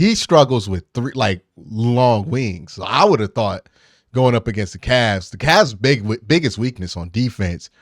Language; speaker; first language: English; native; English